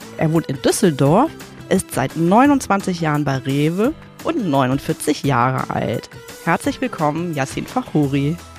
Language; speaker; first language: German; native; German